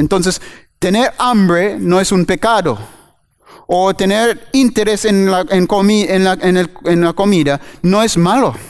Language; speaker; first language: Spanish; non-native, fluent; English